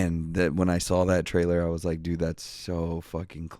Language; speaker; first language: English; native; English